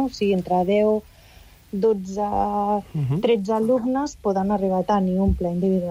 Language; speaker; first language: Catalan; native; Catalan